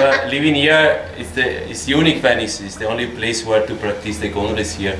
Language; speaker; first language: English; non-native, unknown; Italian